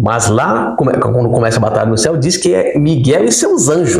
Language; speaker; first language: Portuguese; native; Portuguese